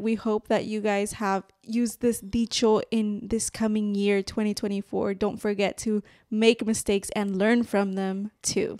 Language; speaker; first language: English; early bilingual, other home language; Spanish